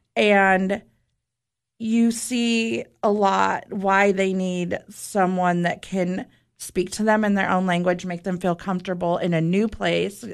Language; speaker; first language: English; early bilingual, other home language; Spanish